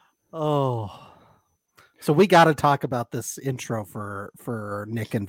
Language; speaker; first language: English; native; English